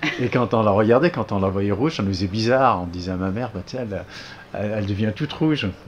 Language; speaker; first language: French; early bilingual, other home language; Arabic